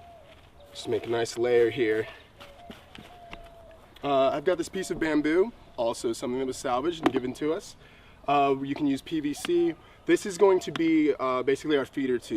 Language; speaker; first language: English; native; English